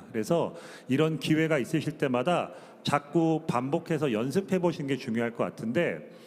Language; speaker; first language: Korean; native; Korean